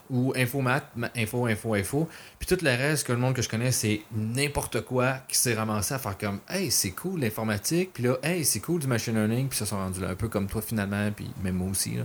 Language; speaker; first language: French; native; French